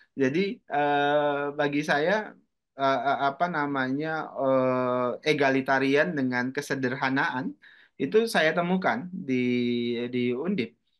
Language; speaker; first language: Indonesian; native; Indonesian